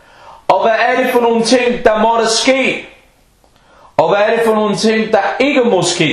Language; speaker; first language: Danish; non-native, local second language; Arabic